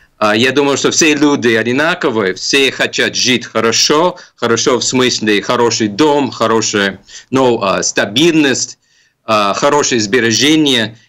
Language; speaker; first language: Russian; non-native, fluent; English